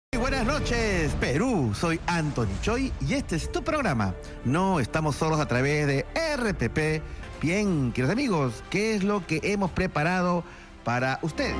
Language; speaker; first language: Spanish; native; Spanish